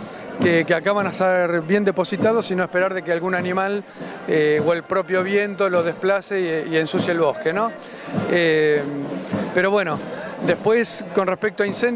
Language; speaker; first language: Spanish; native; Spanish